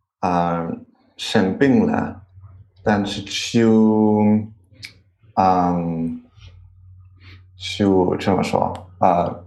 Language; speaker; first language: Chinese; non-native, learner; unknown